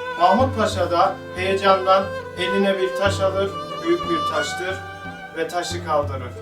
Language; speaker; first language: Turkish; native; Turkish